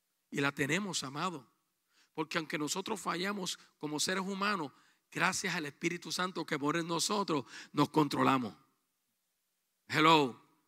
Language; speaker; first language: Spanish; native; Spanish